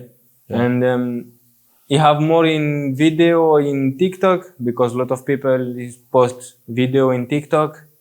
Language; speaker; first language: English; non-native, learner; French